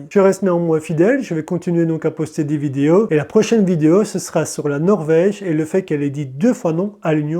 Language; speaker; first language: French; native; French